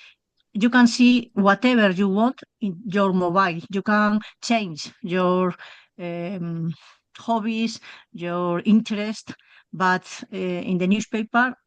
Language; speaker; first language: English; non-native, learner; Spanish